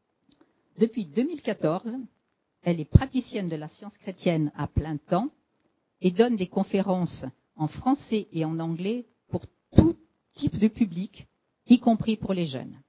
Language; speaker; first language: French; native; French